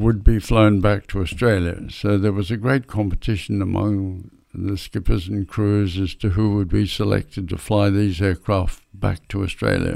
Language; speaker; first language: English; native; English